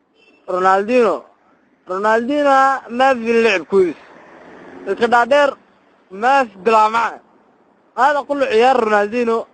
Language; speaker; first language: Arabic; non-native, learner; Somali